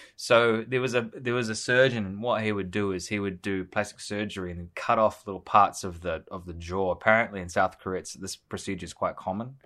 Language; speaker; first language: English; native; English